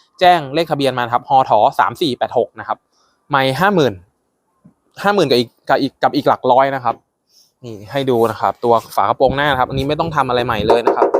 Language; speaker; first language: Thai; native; Thai